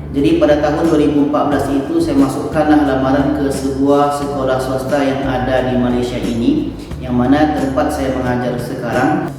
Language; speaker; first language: Indonesian; native; Indonesian